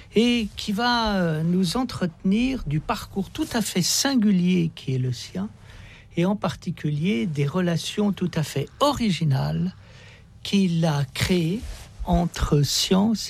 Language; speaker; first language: French; native; French